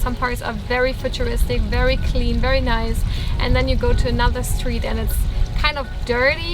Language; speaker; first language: English; non-native, fluent; German